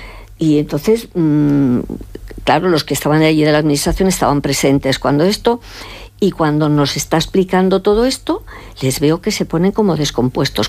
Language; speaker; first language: Spanish; native; Spanish